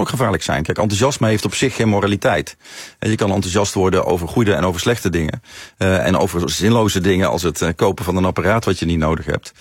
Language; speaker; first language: Dutch; native; Dutch